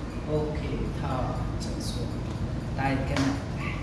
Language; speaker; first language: Vietnamese; non-native, learner; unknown